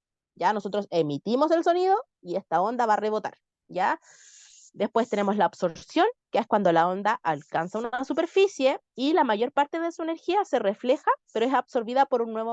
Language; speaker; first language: Spanish; native; Spanish